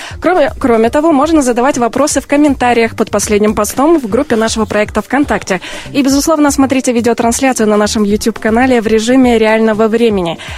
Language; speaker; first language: Russian; native; Russian